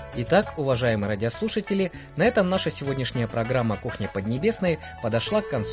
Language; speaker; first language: Russian; native; Russian